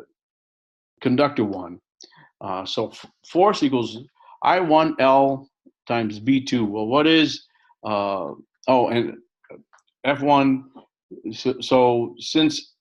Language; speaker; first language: English; native; English